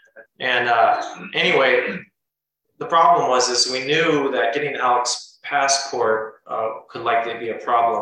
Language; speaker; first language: English; native; English